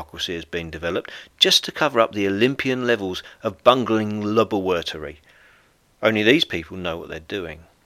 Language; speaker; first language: English; native; English